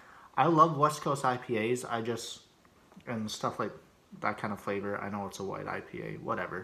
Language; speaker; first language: English; native; English